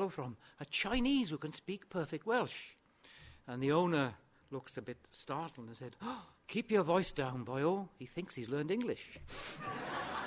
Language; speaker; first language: English; non-native, local second language; Welsh